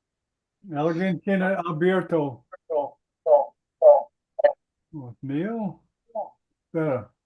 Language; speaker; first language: Spanish; non-native, learner; English